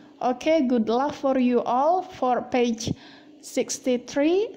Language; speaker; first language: English; non-native, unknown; Indonesian